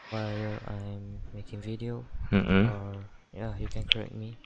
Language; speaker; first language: English; non-native, learner; Malay